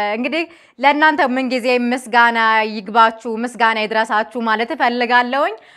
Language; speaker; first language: Amharic; native; Amharic